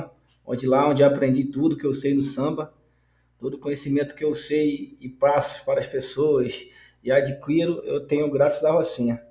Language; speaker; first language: Portuguese; native; Portuguese